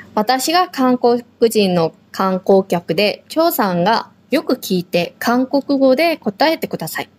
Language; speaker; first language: Japanese; non-native, fluent; Korean